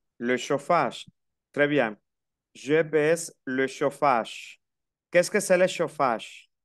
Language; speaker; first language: French; non-native, fluent; Spanish